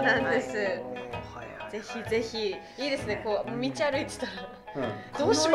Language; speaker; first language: Japanese; native; Japanese